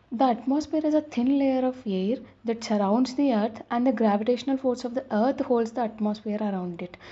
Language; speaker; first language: English; non-native, local second language; Telugu